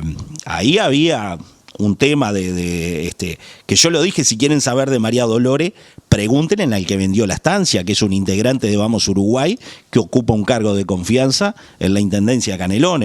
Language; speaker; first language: Spanish; native; Spanish